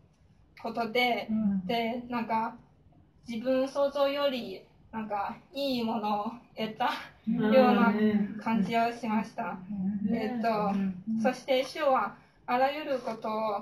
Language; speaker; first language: Japanese; non-native, fluent; Chinese